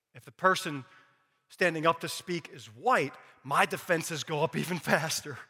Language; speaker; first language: English; native; English